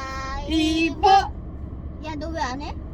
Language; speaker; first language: Korean; early bilingual, other home language; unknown